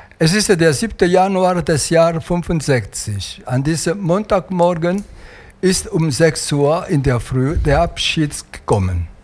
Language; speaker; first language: German; non-native, fluent; Italian